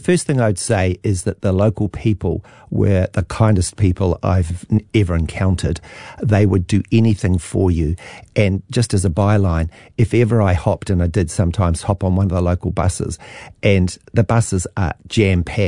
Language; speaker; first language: English; native; English